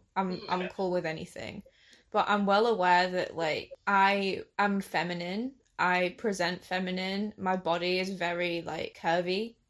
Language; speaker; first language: English; native; English